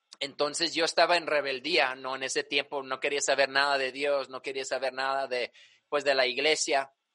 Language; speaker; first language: Spanish; early bilingual, other home language; English